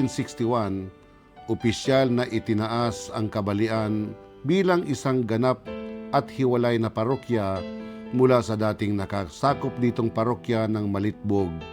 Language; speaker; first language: Filipino; non-native, local second language; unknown